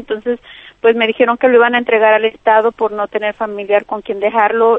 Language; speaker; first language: Spanish; native; Spanish